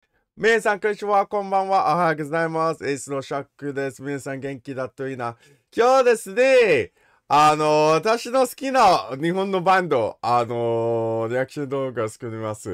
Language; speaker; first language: Japanese; non-native, learner; English